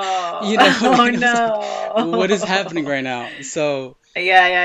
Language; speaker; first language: English; early bilingual, other home language; Arabic